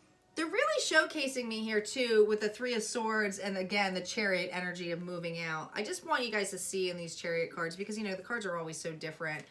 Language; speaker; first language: English; native; English